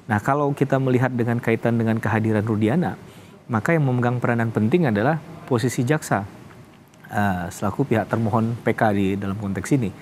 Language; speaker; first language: Indonesian; native; Indonesian